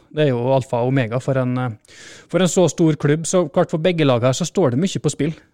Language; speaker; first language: Norwegian; native; Norwegian